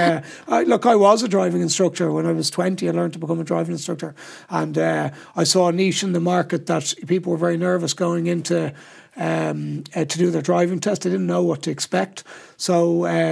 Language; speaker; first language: English; native; English